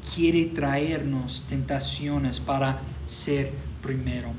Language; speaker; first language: Spanish; non-native, fluent; English